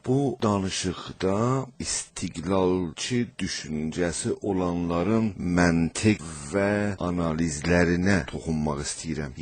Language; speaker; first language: Azerbaijani; native; Azerbaijani